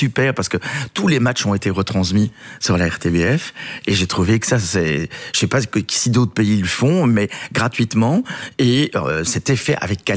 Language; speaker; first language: French; native; French